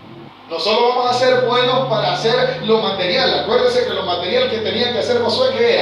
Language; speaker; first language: Spanish; native; Spanish